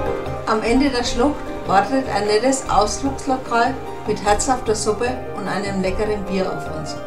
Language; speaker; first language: German; native; German